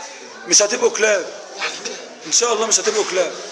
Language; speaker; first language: Arabic; native; Arabic